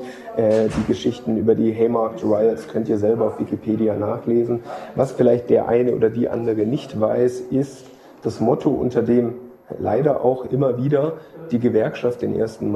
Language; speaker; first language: German; native; German